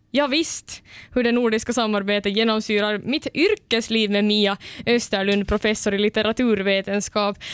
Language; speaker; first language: Swedish; native; Swedish